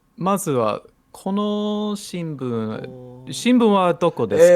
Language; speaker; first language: Japanese; non-native, learner; English